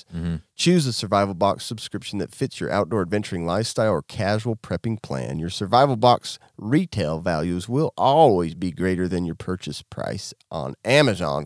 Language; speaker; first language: English; native; English